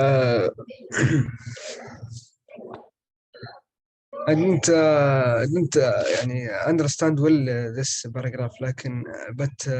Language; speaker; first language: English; non-native, learner; Arabic